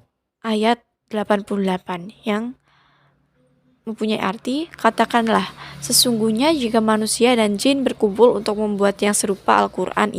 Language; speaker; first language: Indonesian; native; Indonesian